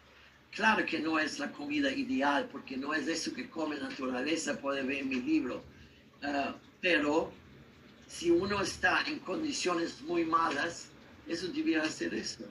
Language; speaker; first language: Spanish; non-native, learner; German